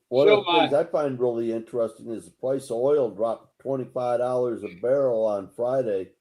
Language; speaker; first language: English; native; English